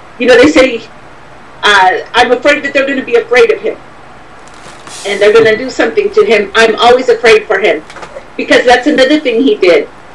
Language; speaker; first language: English; native; English